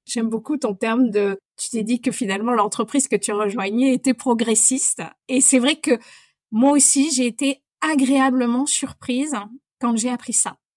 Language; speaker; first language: French; native; French